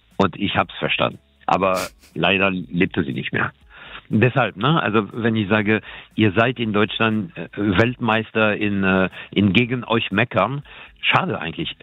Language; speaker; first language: German; non-native, fluent; French